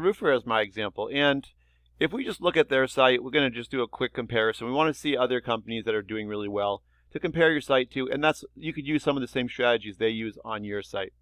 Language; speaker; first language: English; native; English